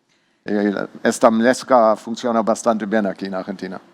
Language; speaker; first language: Spanish; non-native, learner; German